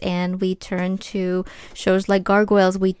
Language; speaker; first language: English; non-native, fluent; Ukrainian